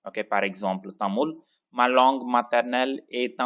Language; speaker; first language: French; non-native, fluent; Tamil